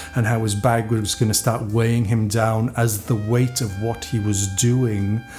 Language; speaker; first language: English; native; English